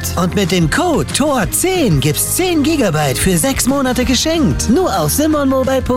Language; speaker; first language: German; native; German